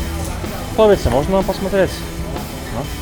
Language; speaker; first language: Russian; non-native, fluent; Lithuanian